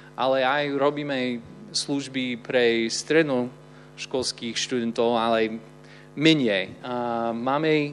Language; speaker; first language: Slovak; non-native, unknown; English